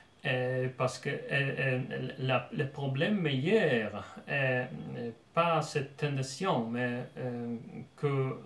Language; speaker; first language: French; non-native, fluent; Polish